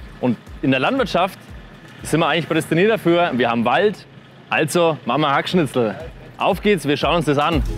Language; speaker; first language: German; native; German